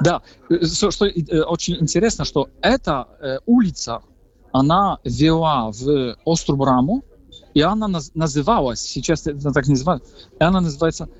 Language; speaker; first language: Russian; non-native, fluent; Polish